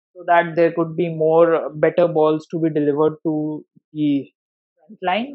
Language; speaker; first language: English; non-native, local second language; Hindi